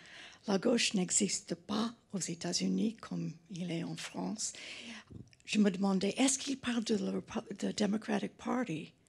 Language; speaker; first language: French; non-native, fluent; English